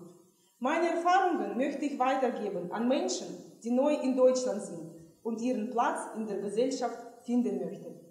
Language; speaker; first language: German; non-native, fluent; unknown